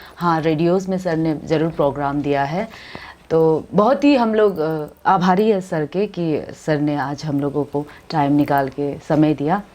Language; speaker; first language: Hindi; non-native, local second language; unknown